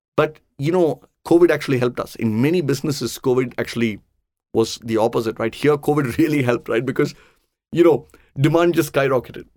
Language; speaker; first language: English; non-native, local second language; Tamil